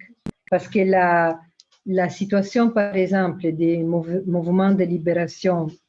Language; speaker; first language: French; non-native, fluent; Italian